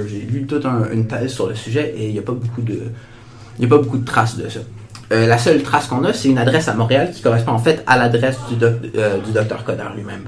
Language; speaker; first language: French; native; French